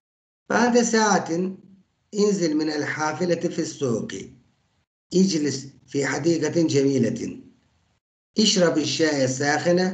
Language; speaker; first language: Arabic; non-native, fluent; Turkish